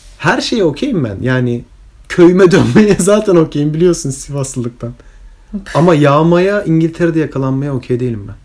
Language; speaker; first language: Turkish; early bilingual, heritage; Turkish